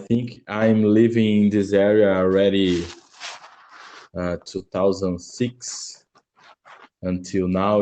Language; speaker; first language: English; non-native, learner; Portuguese